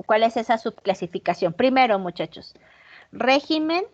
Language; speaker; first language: Spanish; native; Spanish